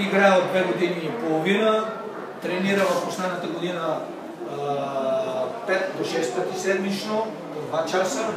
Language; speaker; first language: Bulgarian; native; Bulgarian